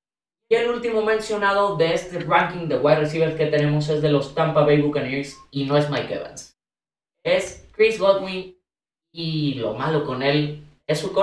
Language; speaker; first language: Spanish; native; Spanish